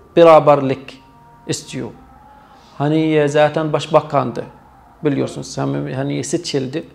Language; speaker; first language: Turkish; non-native, fluent; Arabic